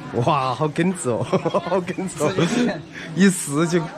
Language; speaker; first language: Chinese; native; Chinese